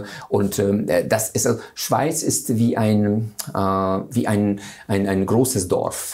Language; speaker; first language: German; non-native, fluent; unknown